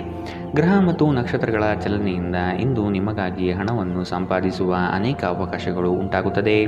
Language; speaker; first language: Kannada; native; Kannada